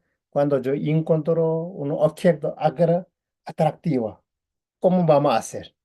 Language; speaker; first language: Spanish; non-native, learner; Tibetan